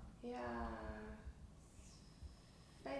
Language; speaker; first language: Danish; non-native, learner; Polish